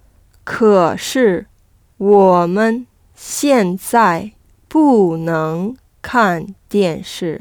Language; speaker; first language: Chinese; non-native, learner; French